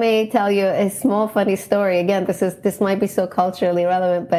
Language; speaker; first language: English; non-native, fluent; Turkish